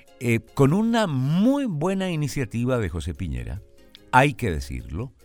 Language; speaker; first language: Spanish; native; Spanish